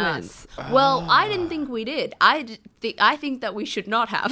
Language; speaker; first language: English; native; English